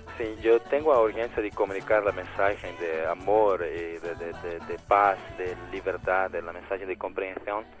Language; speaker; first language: Spanish; non-native, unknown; Portuguese